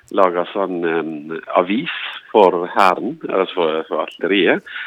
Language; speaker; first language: Norwegian; native; Norwegian